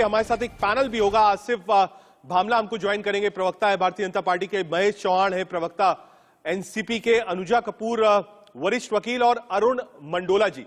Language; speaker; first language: Hindi; native; Hindi